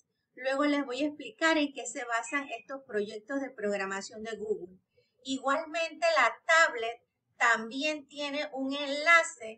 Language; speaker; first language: Spanish; native; Spanish